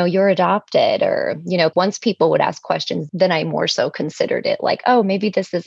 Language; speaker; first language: English; native; English